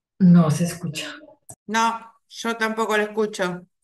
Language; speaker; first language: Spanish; non-native, fluent; English